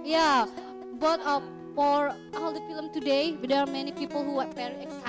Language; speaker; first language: English; non-native, fluent; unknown